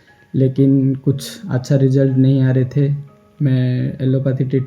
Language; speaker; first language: Hindi; non-native, local second language; Odia